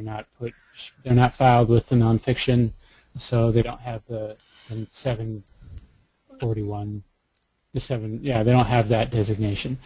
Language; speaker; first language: English; native; English